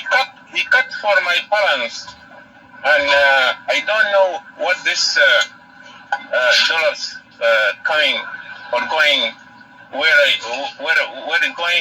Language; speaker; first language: English; non-native, learner; Arabic